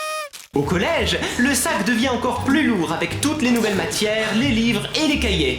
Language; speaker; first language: French; native; French